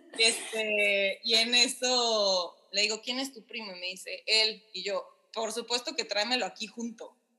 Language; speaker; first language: Spanish; native; Spanish